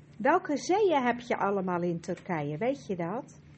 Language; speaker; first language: Dutch; native; Dutch